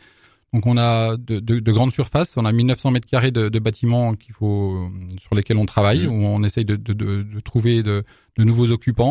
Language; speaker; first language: French; native; French